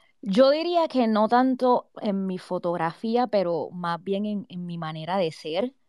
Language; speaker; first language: Spanish; native; Spanish